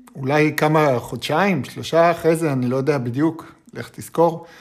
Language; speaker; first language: Hebrew; native; Hebrew